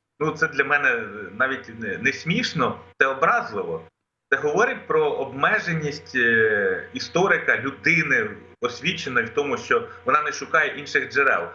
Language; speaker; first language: Ukrainian; non-native, local second language; Russian